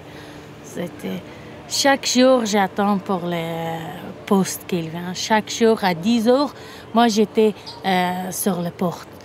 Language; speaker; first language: French; non-native, learner; Persian